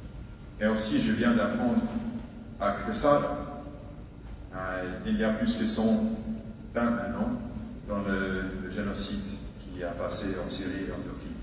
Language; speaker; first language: French; non-native, fluent; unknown